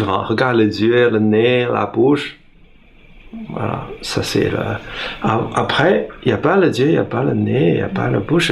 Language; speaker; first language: French; non-native, learner; Chinese